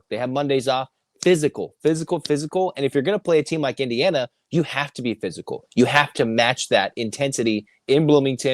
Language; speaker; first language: English; native; English